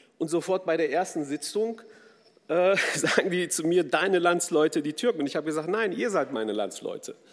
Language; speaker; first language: German; early bilingual, other home language; Kurdish